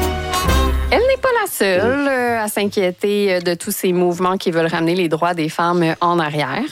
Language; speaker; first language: French; native; French